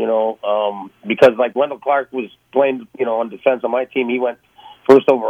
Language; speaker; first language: English; native; English